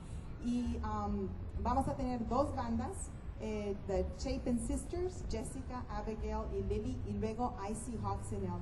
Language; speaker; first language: Spanish; early bilingual, heritage; Spanish